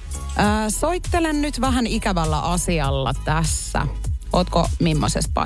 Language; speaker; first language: Finnish; native; Finnish